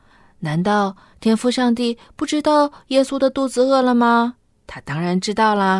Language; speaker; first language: Chinese; native; Chinese